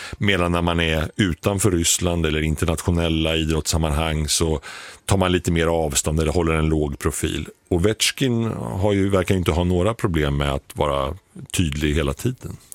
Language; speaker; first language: Swedish; native; Swedish